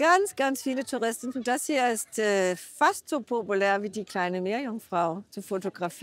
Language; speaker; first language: German; non-native, fluent; Danish